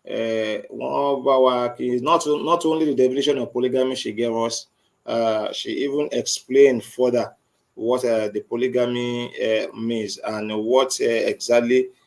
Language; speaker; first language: English; non-native, local second language; Yoruba